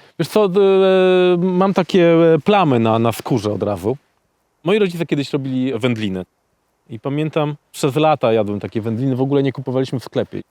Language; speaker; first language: Polish; native; Polish